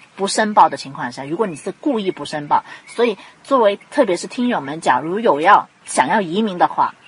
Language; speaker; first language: Chinese; non-native, local second language; Cantonese